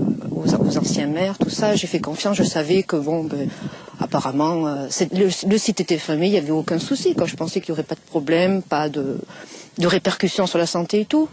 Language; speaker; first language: French; native; French